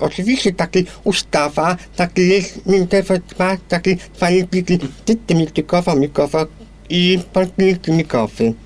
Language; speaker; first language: Polish; non-native, local second language; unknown